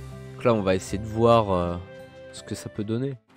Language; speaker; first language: French; native; French